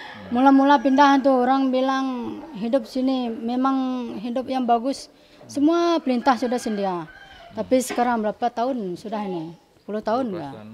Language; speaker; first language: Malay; non-native, local second language; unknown